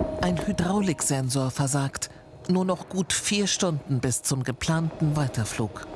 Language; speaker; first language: German; native; German